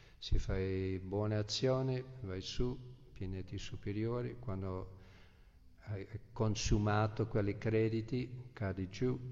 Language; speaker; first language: Italian; non-native, fluent; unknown